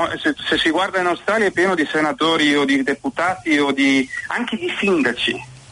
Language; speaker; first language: Italian; native; Italian